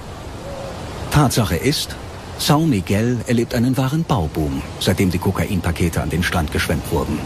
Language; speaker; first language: German; native; German